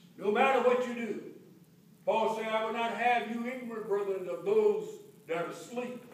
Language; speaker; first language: English; native; English